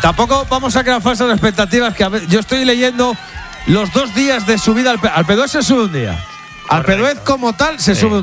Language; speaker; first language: Spanish; native; Spanish